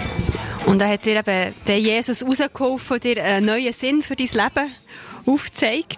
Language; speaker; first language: German; native; German